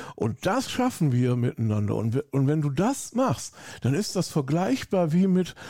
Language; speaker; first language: German; native; German